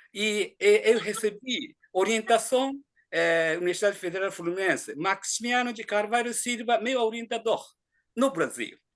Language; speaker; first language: Portuguese; non-native, fluent; Japanese